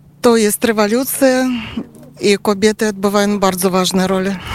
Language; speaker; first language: Polish; non-native, learner; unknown